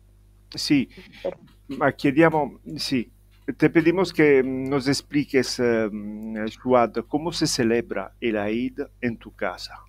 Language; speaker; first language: Spanish; non-native, fluent; Italian